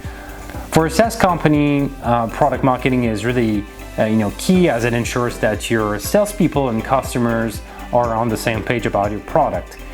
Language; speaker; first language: English; non-native, fluent; French